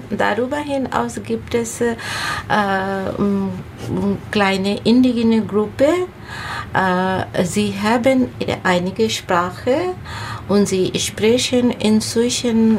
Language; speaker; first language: German; non-native, learner; Bangla